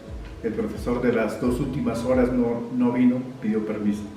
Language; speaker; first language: Spanish; native; Spanish